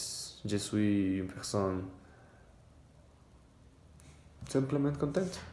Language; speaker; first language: French; non-native, learner; Spanish